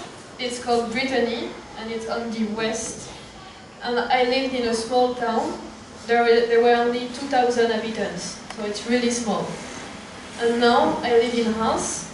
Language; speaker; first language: English; non-native, fluent; French